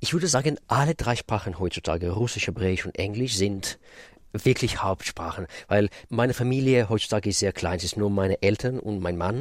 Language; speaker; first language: German; non-native, fluent; Russian